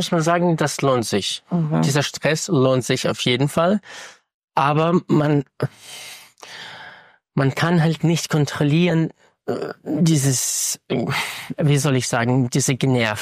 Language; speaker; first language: German; non-native, fluent; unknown